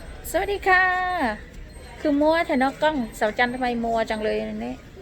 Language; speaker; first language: Thai; native; Thai